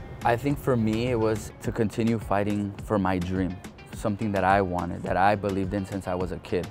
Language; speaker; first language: English; early bilingual, other home language; Spanish